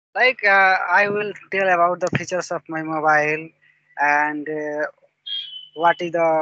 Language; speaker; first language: English; non-native, local second language; Hindi